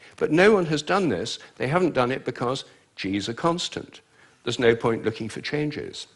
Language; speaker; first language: English; native; English